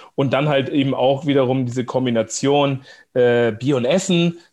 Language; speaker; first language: German; native; German